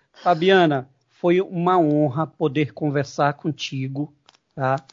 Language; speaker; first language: Portuguese; native; Portuguese